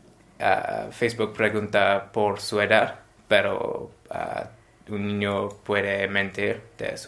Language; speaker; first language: Spanish; non-native, learner; English